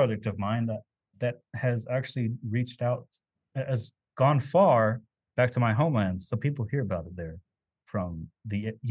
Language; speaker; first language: English; early bilingual, other home language; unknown